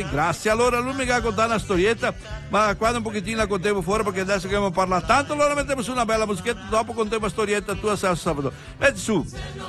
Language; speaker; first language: Italian; early bilingual, heritage; Venetian